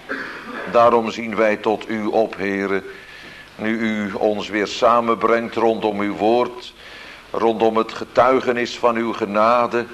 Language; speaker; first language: Dutch; native; Dutch